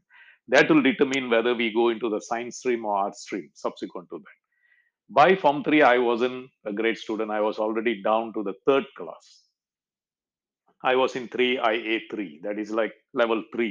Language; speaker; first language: English; non-native, local second language; Malayalam